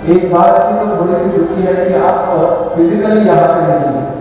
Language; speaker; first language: Hindi; non-native, local second language; Telugu